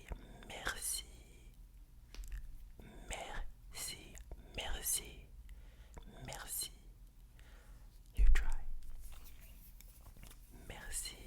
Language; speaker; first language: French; non-native, fluent; English